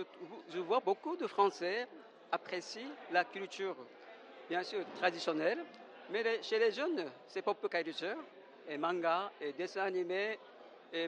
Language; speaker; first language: French; non-native, fluent; Japanese